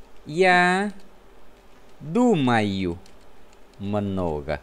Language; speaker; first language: Russian; non-native, fluent; Vietnamese